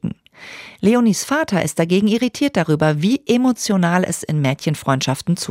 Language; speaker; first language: German; native; German